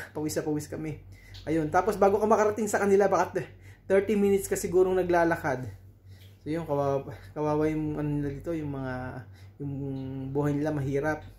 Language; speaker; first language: Filipino; native; Filipino